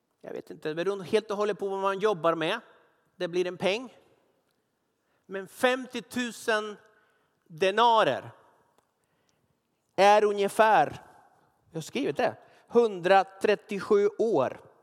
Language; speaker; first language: Swedish; non-native, fluent; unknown